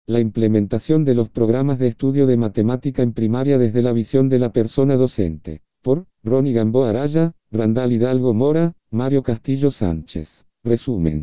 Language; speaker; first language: Spanish; native; Spanish